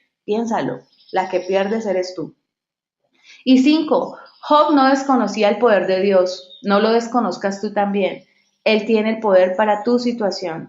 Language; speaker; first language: Spanish; native; Spanish